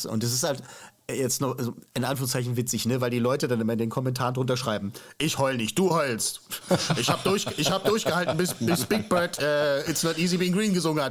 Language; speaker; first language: German; native; German